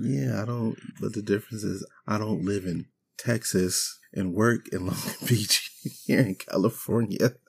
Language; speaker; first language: English; native; English